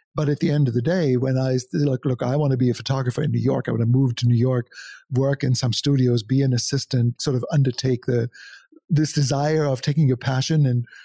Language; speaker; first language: English; non-native, fluent; German